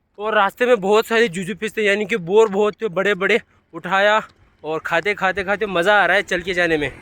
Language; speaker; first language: Hindi; non-native, local second language; Kannada